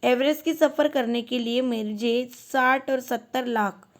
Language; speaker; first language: Hindi; non-native, local second language; Marathi